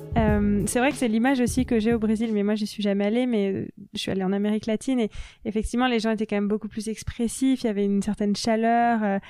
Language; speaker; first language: French; native; French